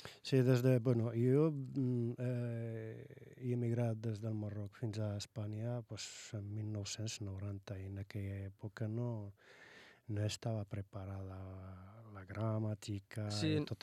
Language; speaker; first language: Catalan; non-native, fluent; Arabic